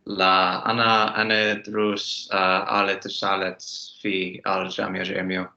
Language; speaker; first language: Arabic; non-native, learner; English